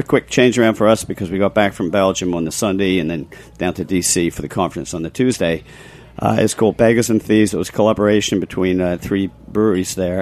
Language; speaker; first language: English; native; English